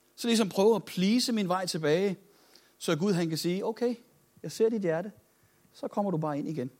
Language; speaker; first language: Danish; native; Danish